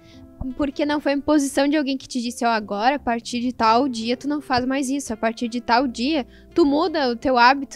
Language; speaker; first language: Portuguese; native; Portuguese